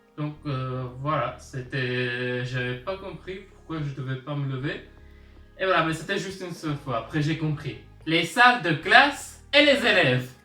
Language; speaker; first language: French; early bilingual, other home language; Armenian